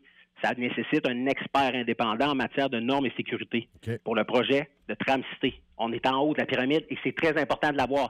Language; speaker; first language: French; native; French